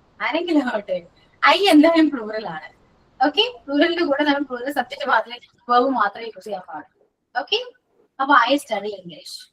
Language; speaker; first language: Malayalam; native; Malayalam